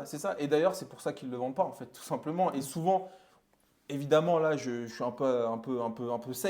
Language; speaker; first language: French; native; French